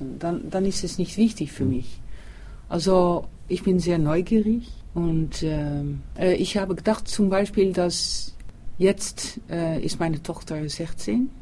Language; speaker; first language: German; non-native, learner; Dutch